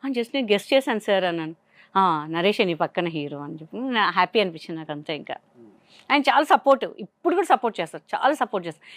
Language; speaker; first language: Telugu; non-native, local second language; Hindi